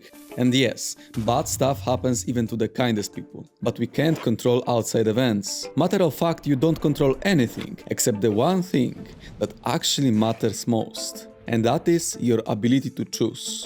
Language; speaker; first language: English; non-native, fluent; Polish